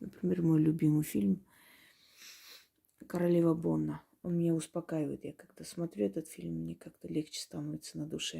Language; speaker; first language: Russian; native; Russian